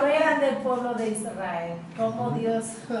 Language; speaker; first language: Spanish; native; Spanish